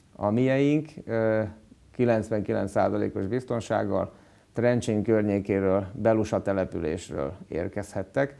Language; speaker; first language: Hungarian; native; Hungarian